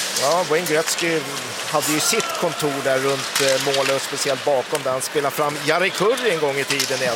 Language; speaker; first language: Swedish; native; Swedish